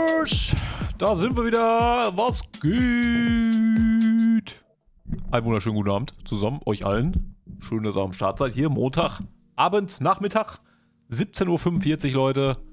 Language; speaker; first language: German; native; German